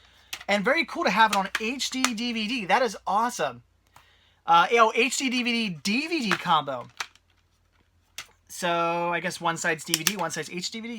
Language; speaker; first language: English; native; English